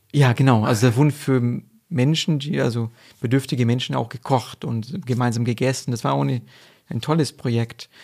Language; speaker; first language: German; non-native, fluent; Portuguese